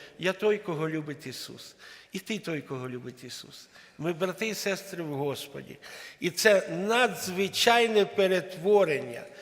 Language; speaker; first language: Ukrainian; non-native, local second language; Russian